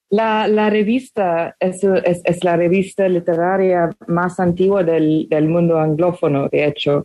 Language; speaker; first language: Spanish; non-native, fluent; English